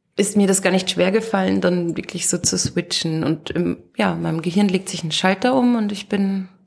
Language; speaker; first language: German; native; German